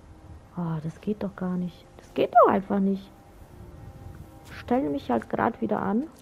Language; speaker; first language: German; native; German